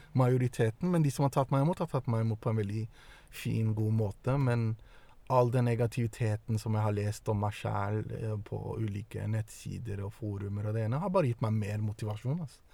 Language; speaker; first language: Norwegian; early bilingual, other home language; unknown